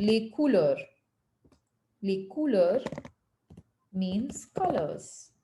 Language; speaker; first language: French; non-native, fluent; Hindi